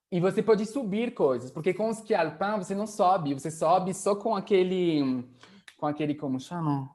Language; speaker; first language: Portuguese; non-native, fluent; French